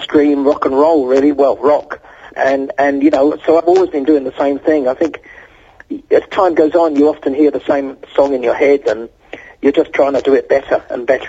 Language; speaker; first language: English; native; English